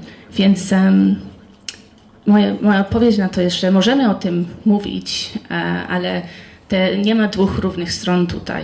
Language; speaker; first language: Polish; non-native, fluent; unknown